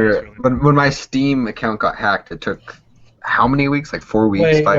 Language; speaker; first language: English; native; English